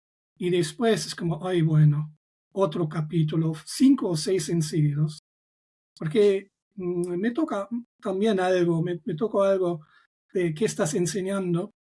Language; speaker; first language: Spanish; non-native, fluent; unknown